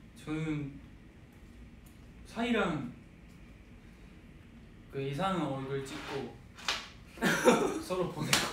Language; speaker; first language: Korean; non-native, fluent; Japanese